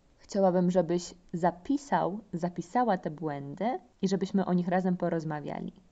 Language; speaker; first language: Polish; native; Polish